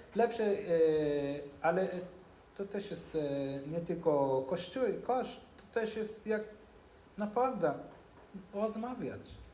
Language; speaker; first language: Polish; non-native, learner; Hebrew